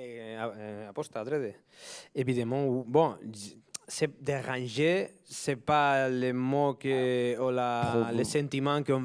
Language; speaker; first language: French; non-native, fluent; Spanish